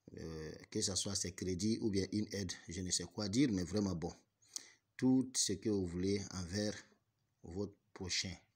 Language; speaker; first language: French; non-native, local second language; Bambara